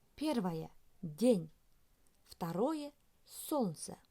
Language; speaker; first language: Russian; non-native, local second language; Kyrgyz